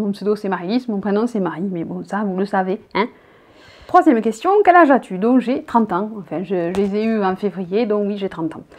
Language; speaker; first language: French; native; French